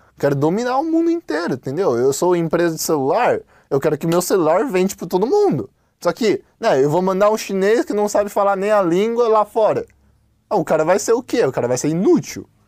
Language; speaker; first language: Portuguese; non-native, fluent; Chinese